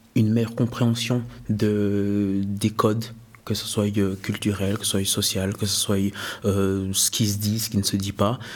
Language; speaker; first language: French; early bilingual, other home language; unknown